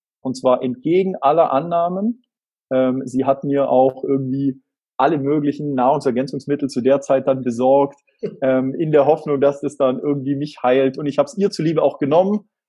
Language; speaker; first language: German; native; German